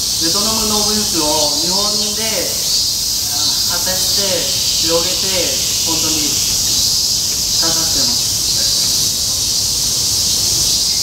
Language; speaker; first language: Japanese; non-native, learner; Vietnamese